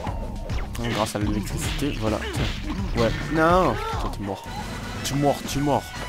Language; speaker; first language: French; native; French